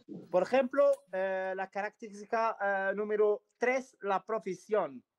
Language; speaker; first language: Spanish; non-native, learner; Arabic